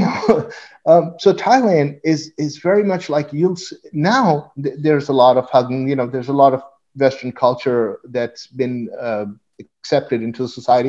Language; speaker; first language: English; non-native, local second language; Urdu